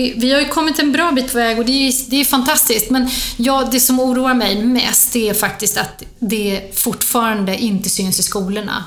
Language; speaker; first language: Swedish; native; Swedish